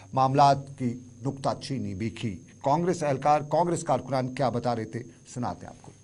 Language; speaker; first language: Urdu; non-native, local second language; Kashmiri